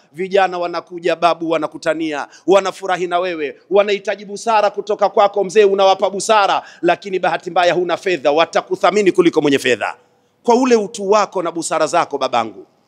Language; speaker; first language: Swahili; native; Swahili